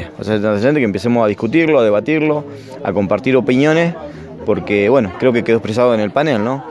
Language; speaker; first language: Spanish; native; Spanish